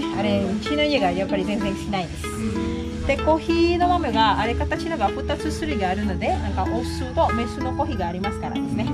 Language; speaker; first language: Japanese; non-native, learner; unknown